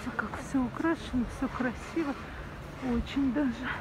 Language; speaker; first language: Russian; native; Russian